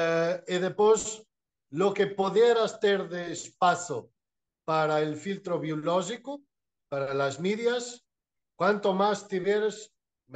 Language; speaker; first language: Spanish; non-native, fluent; Portuguese